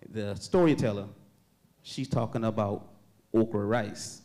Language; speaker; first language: English; native; English